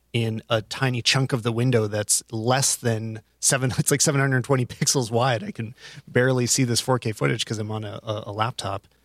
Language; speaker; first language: English; native; English